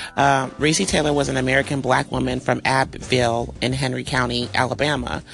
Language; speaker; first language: English; early bilingual, other home language; German